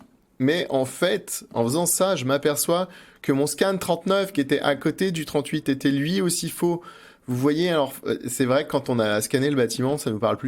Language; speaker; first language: French; native; French